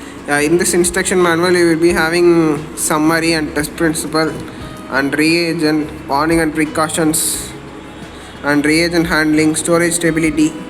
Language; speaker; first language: English; non-native, local second language; Tamil